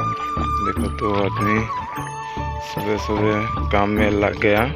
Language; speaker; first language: Hindi; non-native, local second language; Assamese